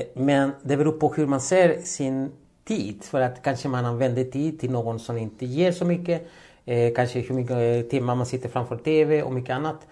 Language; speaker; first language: Swedish; non-native, fluent; Spanish